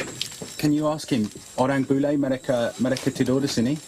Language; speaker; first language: Indonesian; non-native, learner; English